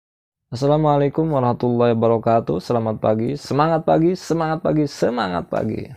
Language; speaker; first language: Indonesian; non-native, local second language; Sundanese